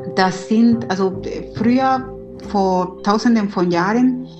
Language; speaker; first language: German; non-native, fluent; Spanish